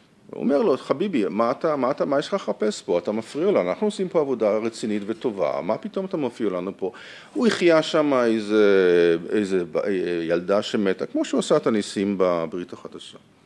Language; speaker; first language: Hebrew; native; Hebrew